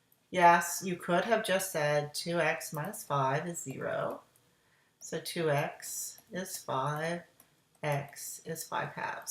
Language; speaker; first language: English; native; English